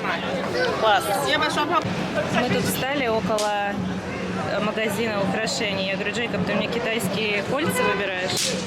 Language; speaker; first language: Russian; native; Russian